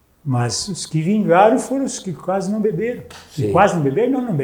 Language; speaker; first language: Portuguese; native; Portuguese